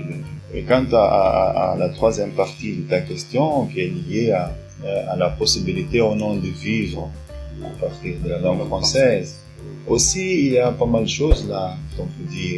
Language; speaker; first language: French; non-native, fluent; Portuguese